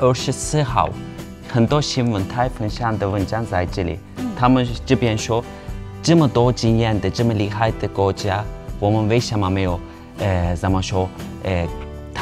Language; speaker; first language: Chinese; non-native, fluent; Turkish